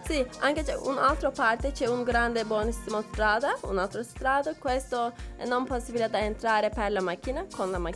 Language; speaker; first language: Italian; non-native, learner; Turkish